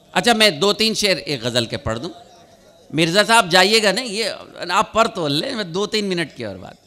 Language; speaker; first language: Urdu; native; Urdu